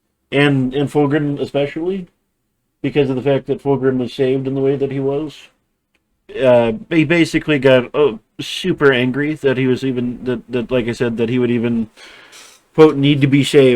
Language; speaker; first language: English; native; English